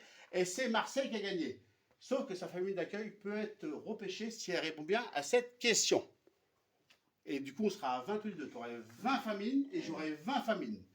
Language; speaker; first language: French; native; French